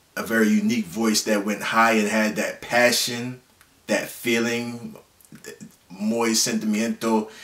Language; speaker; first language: English; native; English